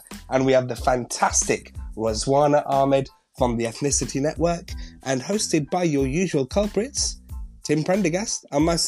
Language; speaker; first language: English; non-native, local second language; Gujarati